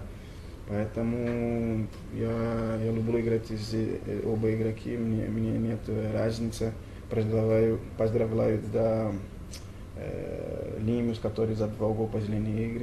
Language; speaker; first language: Russian; non-native, learner; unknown